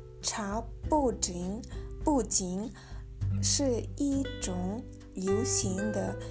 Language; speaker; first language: Chinese; non-native, learner; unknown